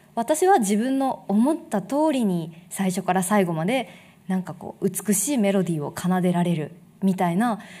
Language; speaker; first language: Japanese; native; Japanese